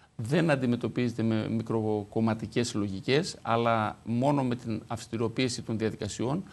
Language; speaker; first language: Greek; native; Greek